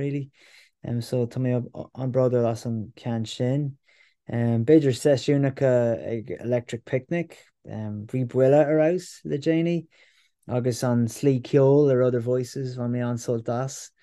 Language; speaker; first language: Irish; non-native, local second language; English